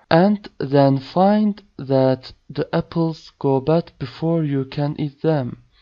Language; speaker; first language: English; non-native, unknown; Turkish